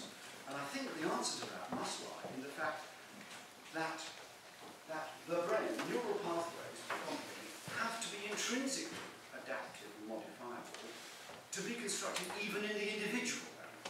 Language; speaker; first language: English; native; English